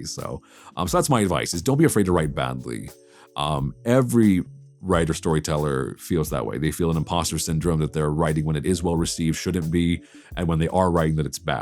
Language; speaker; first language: English; native; English